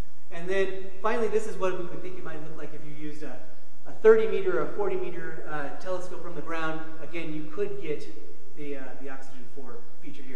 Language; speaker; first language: English; native; English